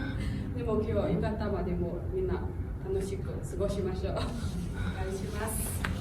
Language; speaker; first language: Japanese; native; Japanese